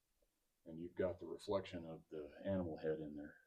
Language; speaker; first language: English; native; English